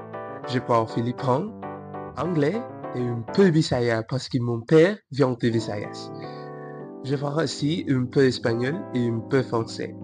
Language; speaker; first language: French; non-native, learner; Filipino